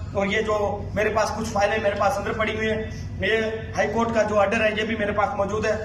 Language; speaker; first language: Hindi; non-native, local second language; Punjabi